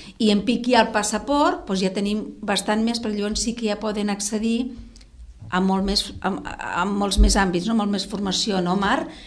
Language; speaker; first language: Catalan; non-native, local second language; Spanish